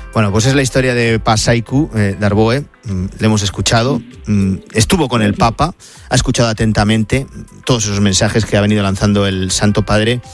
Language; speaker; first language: Spanish; native; Spanish